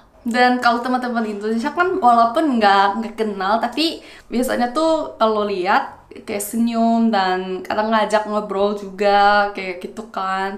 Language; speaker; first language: Indonesian; non-native, fluent; Korean